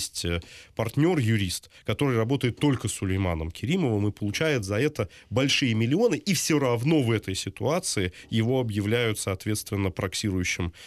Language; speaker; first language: Russian; native; Russian